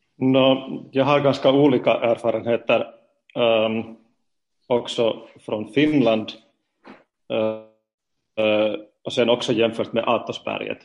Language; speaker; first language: Swedish; non-native, fluent; Finnish